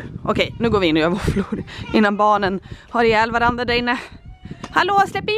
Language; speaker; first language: Swedish; native; Swedish